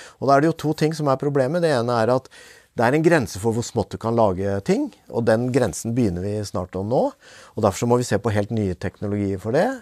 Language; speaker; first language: Norwegian; native; Norwegian